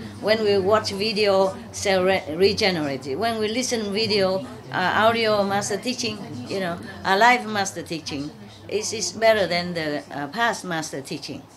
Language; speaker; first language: English; non-native, fluent; Vietnamese